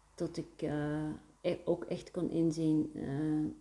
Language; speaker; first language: Dutch; early bilingual, other home language; Arabic